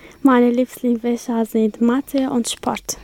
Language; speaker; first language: German; non-native, learner; Kurdish